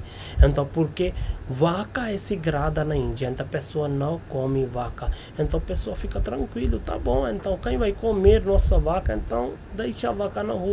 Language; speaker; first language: Portuguese; non-native, learner; Hindi